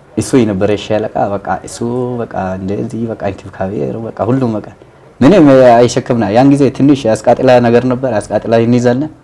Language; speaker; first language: Amharic; non-native, local second language; Oromo